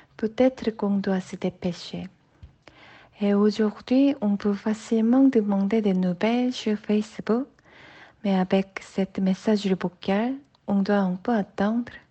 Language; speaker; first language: French; non-native, fluent; Korean